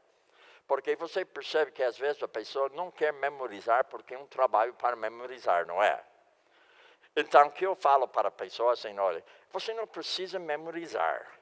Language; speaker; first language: Portuguese; non-native, fluent; English